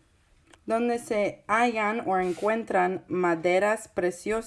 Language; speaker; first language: Spanish; non-native, fluent; English